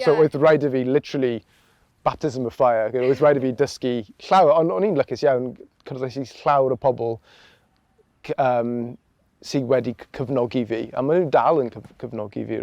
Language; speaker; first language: Welsh; non-native, local second language; English